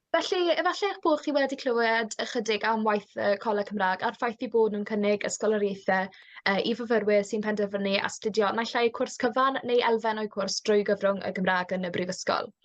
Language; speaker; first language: Welsh; native; Welsh